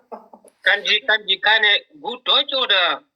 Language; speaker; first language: German; non-native, learner; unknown